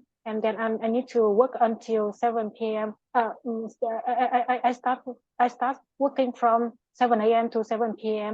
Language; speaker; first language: English; non-native, learner; Vietnamese